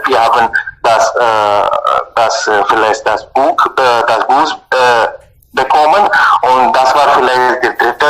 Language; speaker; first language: German; non-native, learner; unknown